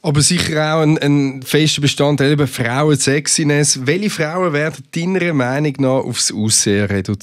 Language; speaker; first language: German; native; German